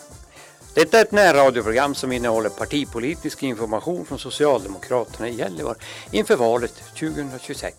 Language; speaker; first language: Swedish; native; Swedish